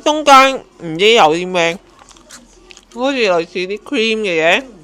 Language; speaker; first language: Cantonese; native; Cantonese